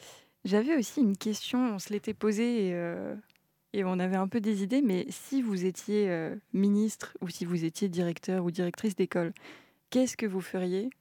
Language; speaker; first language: French; native; French